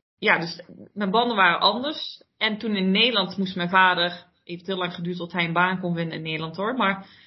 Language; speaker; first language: Dutch; early bilingual, heritage; Dutch